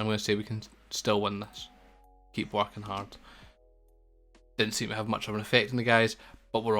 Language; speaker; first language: English; native; English